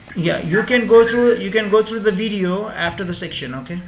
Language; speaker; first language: English; non-native, local second language; Hindi